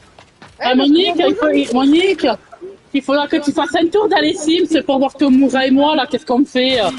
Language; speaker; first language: French; native; French